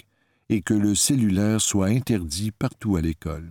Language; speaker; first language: French; native; French